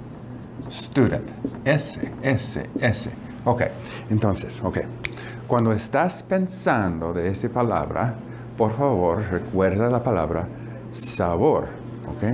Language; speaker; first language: Spanish; non-native, learner; English